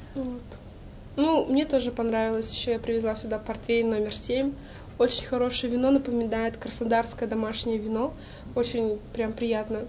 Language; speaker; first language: Russian; native; Russian